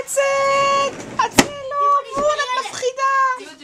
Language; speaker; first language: Hebrew; native; Hebrew